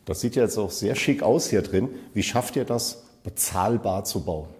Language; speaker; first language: German; native; German